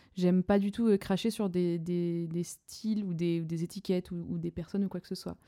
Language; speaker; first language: French; native; French